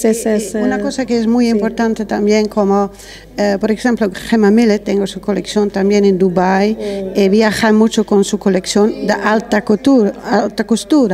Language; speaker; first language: Spanish; non-native, learner; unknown